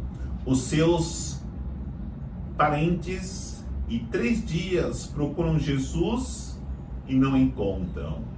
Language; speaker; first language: Portuguese; native; Portuguese